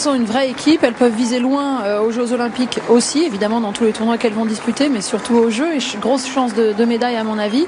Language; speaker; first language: French; native; French